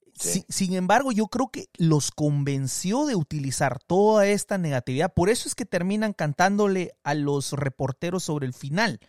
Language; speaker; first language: Spanish; native; Spanish